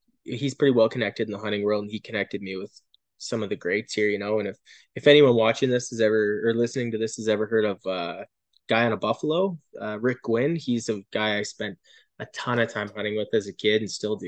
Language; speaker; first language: English; native; English